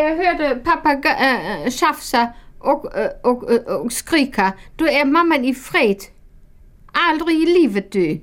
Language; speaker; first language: Swedish; non-native, fluent; German